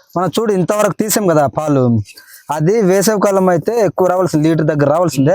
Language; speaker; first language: Telugu; non-native, local second language; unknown